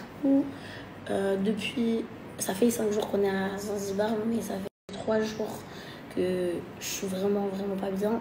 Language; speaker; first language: French; native; French